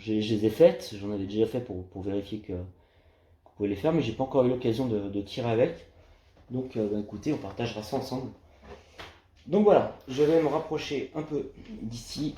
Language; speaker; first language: French; native; French